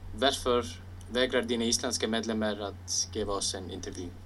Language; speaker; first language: Swedish; non-native, learner; Icelandic